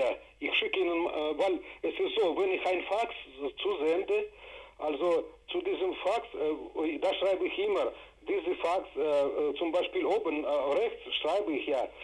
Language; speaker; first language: German; non-native, fluent; Russian